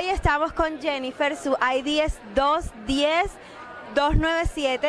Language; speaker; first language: Spanish; native; Spanish